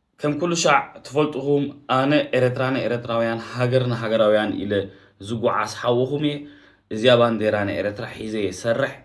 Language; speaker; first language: Tigrinya; early bilingual, heritage; Tigrinya